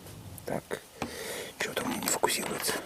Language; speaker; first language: Russian; native; Russian